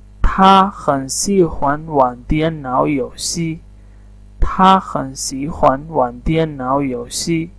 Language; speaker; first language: Chinese; non-native, learner; Urdu